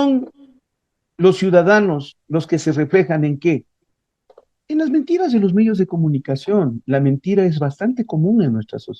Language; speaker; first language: Spanish; native; Spanish